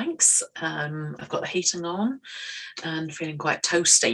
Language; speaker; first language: English; native; English